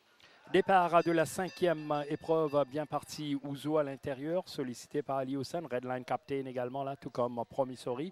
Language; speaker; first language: French; non-native, local second language; Morisyen